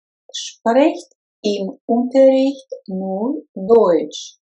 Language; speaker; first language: German; non-native, fluent; Russian